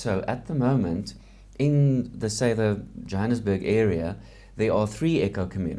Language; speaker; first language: English; non-native, local second language; Afrikaans